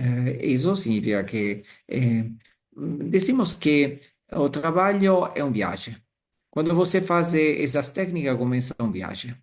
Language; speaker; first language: Portuguese; non-native, learner; Italian